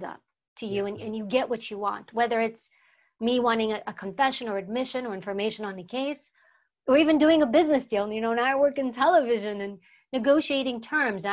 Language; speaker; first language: English; early bilingual, other home language; Greek